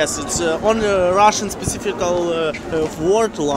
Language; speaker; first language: English; non-native, learner; Russian